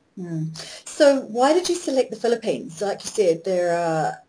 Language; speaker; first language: English; native; English